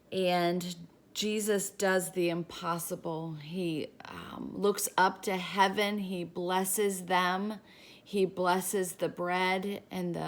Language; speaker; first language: English; native; English